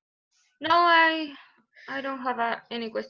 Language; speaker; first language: English; non-native, learner; Spanish